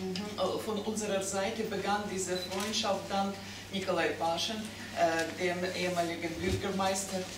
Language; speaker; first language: German; non-native, fluent; Russian